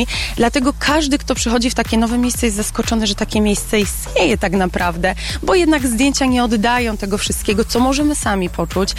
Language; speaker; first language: Polish; native; Polish